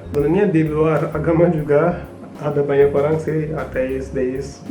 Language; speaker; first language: Indonesian; non-native, fluent; Turkish